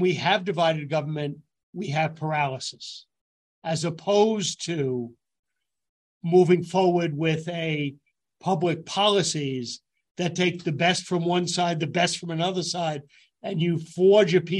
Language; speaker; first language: English; native; English